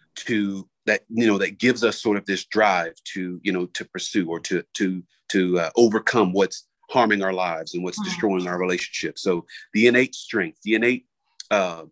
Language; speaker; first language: English; native; English